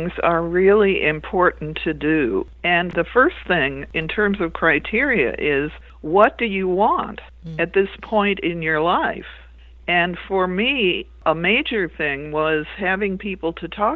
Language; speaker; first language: English; native; English